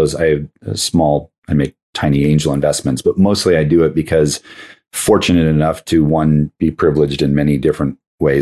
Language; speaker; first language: English; native; English